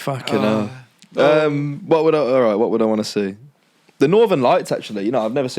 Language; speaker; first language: English; native; English